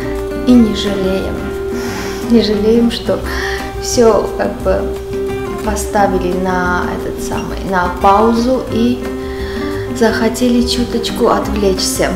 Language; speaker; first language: Russian; non-native, fluent; Armenian